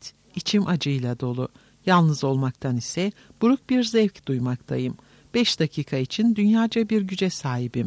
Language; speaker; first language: Turkish; native; Turkish